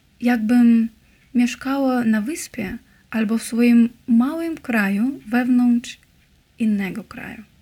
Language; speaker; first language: Polish; non-native, learner; Russian